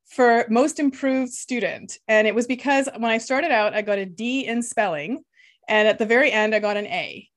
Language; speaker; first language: English; non-native, fluent; Lithuanian